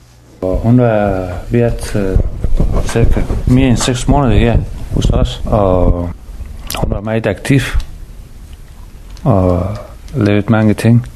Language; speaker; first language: Danish; non-native, learner; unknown